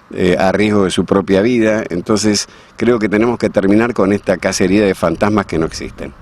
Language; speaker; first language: Spanish; native; Spanish